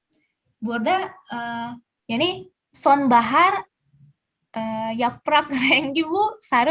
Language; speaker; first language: Turkish; non-native, learner; Indonesian